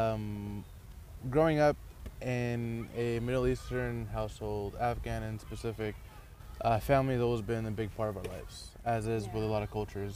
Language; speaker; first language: English; early bilingual, other home language; Persian